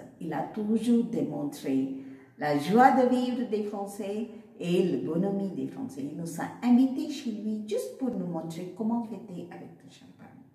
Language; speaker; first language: French; non-native, fluent; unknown